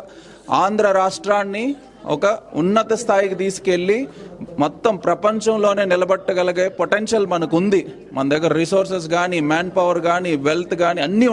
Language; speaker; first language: Telugu; native; Telugu